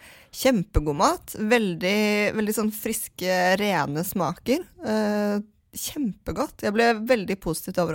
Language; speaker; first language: Norwegian; native; Norwegian